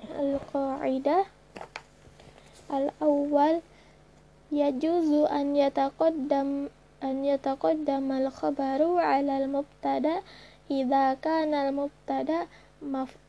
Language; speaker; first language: Arabic; non-native, learner; Indonesian